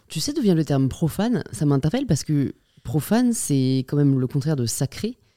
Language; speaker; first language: French; native; French